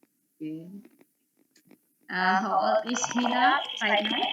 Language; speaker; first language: English; non-native, learner; Indonesian